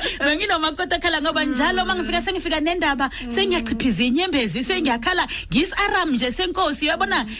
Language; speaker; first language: Zulu; non-native, local second language; Swati